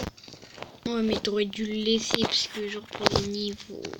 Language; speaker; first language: French; native; French